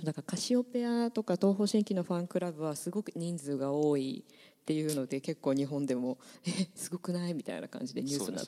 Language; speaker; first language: Japanese; native; Japanese